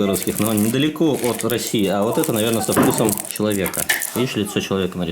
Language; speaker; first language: Russian; native; Russian